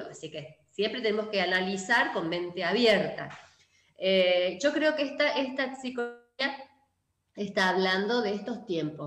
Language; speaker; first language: Spanish; native; Spanish